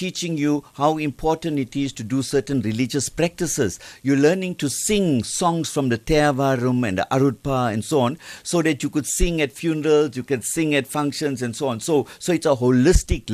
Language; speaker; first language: English; native; English